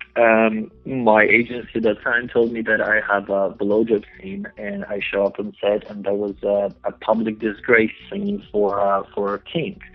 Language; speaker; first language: English; non-native, fluent; Polish